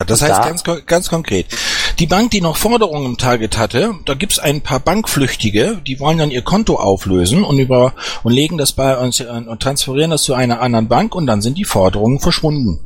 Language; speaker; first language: German; native; German